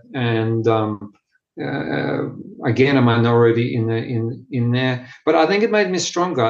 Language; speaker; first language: English; non-native, fluent; Ukrainian